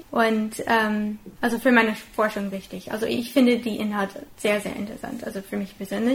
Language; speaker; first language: German; non-native, fluent; English